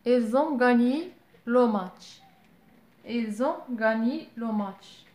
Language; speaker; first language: French; non-native, local second language; Arabic